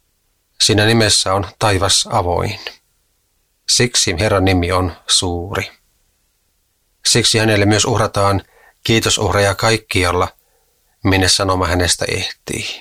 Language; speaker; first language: Finnish; native; Finnish